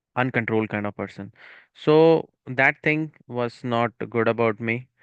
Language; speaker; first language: English; non-native, local second language; Punjabi